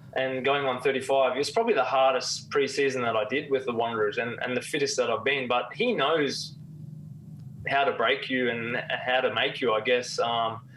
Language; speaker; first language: English; native; English